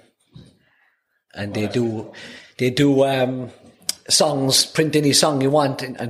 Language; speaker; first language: English; native; English